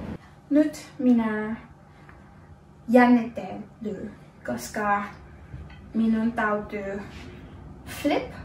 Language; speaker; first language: Finnish; non-native, learner; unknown